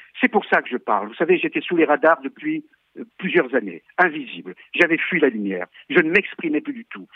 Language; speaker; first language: French; native; French